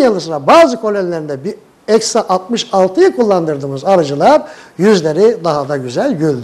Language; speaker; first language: Turkish; native; Turkish